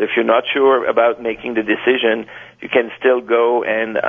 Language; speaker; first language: English; non-native, fluent; French